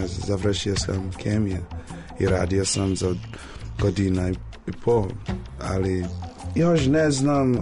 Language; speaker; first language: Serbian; non-native, learner; English